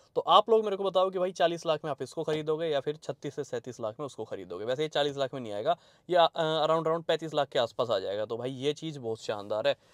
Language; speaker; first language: Hindi; native; Hindi